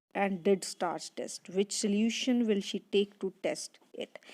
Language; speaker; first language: English; non-native, local second language; Punjabi